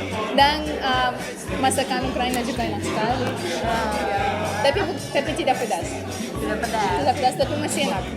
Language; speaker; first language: Indonesian; non-native, fluent; Russian